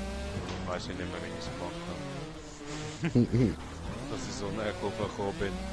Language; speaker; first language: German; native; German